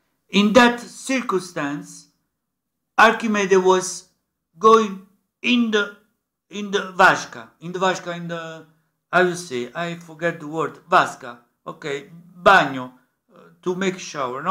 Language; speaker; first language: English; non-native, learner; Italian